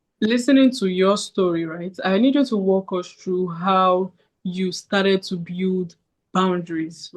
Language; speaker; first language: English; native; English